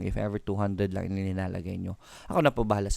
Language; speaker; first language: Filipino; native; Filipino